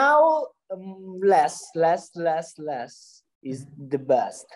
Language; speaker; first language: English; non-native, learner; Italian